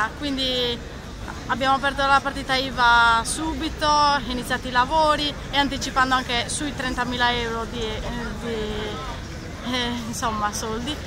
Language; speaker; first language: Italian; native; Italian